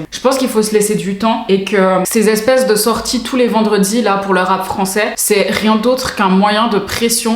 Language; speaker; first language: French; native; French